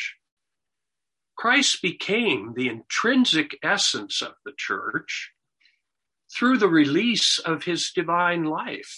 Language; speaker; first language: English; native; English